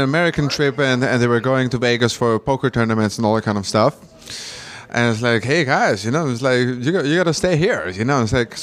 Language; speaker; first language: English; non-native, fluent; German